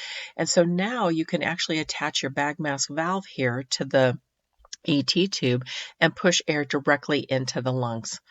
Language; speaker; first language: English; native; English